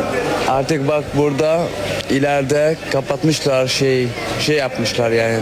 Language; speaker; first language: Turkish; non-native, learner; Arabic